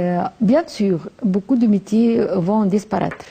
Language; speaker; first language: French; non-native, fluent; Arabic